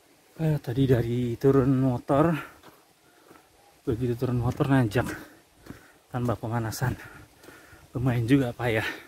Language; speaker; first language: Indonesian; native; Indonesian